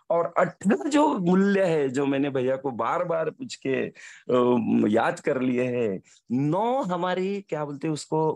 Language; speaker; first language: Hindi; non-native, local second language; Marathi